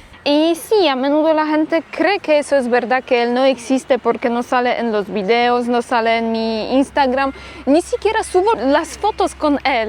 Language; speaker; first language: Spanish; non-native, fluent; Polish